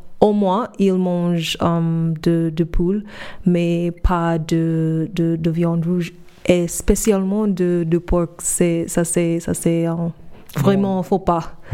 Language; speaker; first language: French; non-native, fluent; English